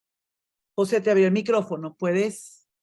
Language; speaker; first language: Spanish; native; Spanish